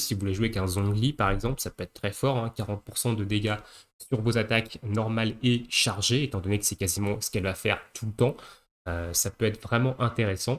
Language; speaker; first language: French; native; French